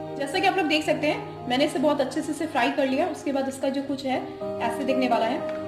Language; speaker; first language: Hindi; non-native, local second language; Bangla